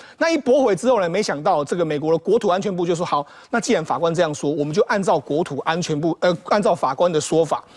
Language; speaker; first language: Chinese; native; Chinese